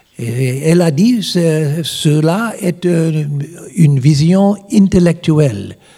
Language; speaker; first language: French; non-native, learner; English